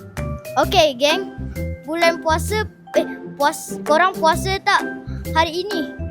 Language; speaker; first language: Malay; native; Malay